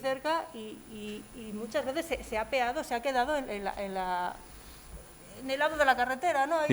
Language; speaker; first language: Spanish; native; Spanish